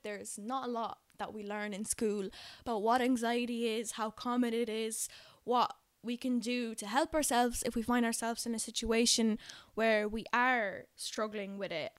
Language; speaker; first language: English; non-native, fluent; Polish